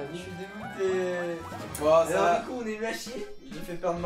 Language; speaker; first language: French; native; French